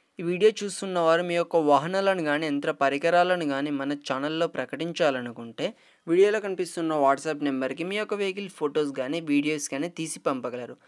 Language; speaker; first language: Telugu; native; Telugu